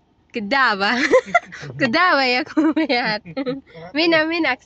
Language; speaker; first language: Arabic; non-native, learner; Filipino